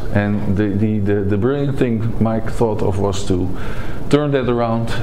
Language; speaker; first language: English; non-native, fluent; Dutch